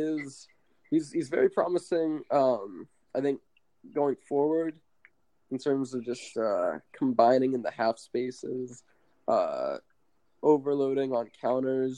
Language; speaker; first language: English; native; English